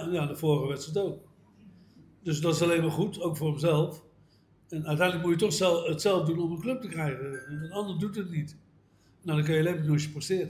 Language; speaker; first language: Dutch; native; Dutch